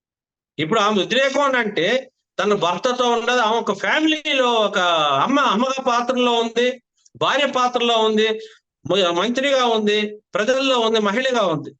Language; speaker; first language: Telugu; native; Telugu